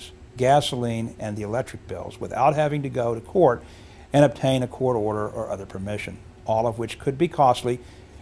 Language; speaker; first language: English; native; English